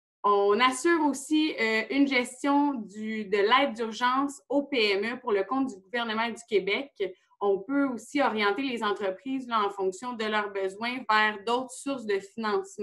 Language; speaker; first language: French; native; French